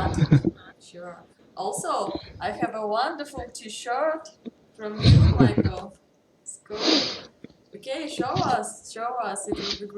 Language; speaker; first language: English; non-native, learner; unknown